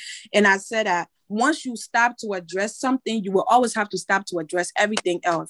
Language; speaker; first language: English; non-native, fluent; French